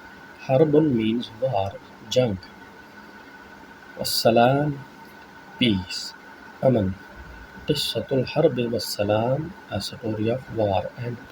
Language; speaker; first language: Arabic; non-native, fluent; Urdu